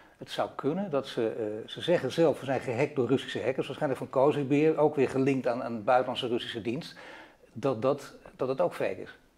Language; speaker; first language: Dutch; native; Dutch